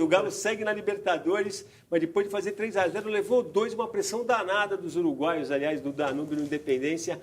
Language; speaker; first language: Portuguese; native; Portuguese